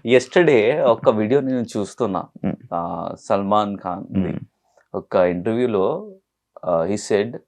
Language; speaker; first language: Telugu; non-native, local second language; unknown